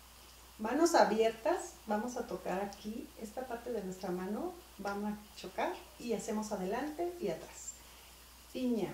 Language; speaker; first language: Spanish; native; Spanish